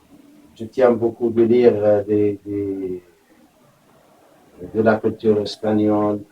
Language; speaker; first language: French; non-native, fluent; Arabic